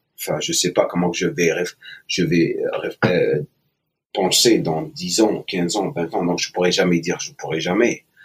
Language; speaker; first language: French; non-native, local second language; Arabic